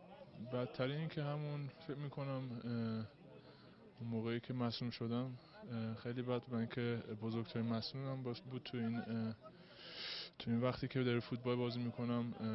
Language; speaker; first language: Persian; early bilingual, heritage; Persian